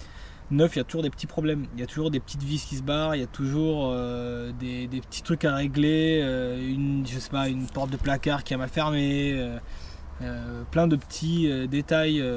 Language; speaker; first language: French; native; French